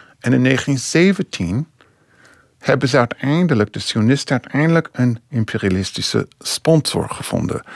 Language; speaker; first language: Dutch; non-native, fluent; English